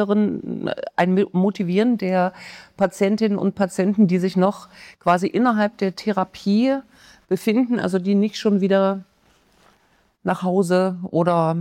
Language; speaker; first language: German; native; German